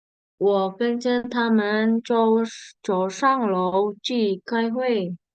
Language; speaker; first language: Chinese; non-native, fluent; Indonesian